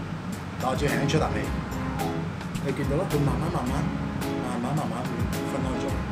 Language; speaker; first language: Cantonese; native; Cantonese